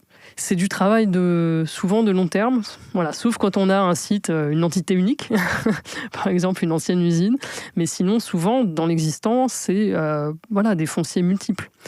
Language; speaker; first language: French; native; French